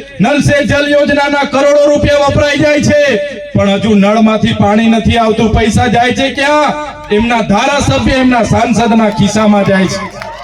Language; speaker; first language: Gujarati; non-native, local second language; Vasavi